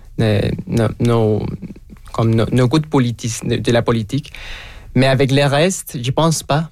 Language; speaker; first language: French; non-native, fluent; Spanish